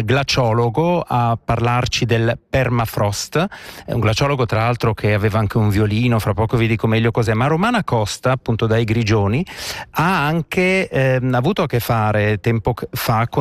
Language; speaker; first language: Italian; native; Italian